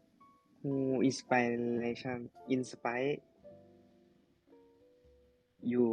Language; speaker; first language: English; non-native, learner; Thai